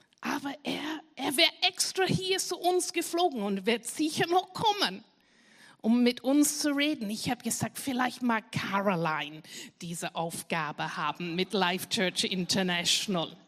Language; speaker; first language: German; non-native, fluent; English